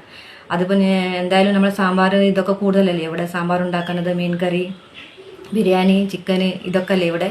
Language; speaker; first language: Malayalam; non-native, local second language; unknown